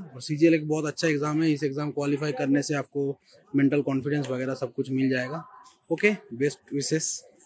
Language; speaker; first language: Hindi; non-native, local second language; Bangla